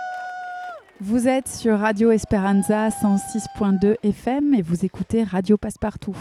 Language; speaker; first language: French; native; French